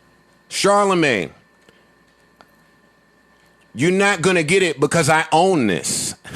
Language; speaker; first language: English; native; English